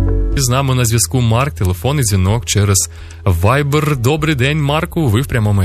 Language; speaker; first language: Ukrainian; native; Ukrainian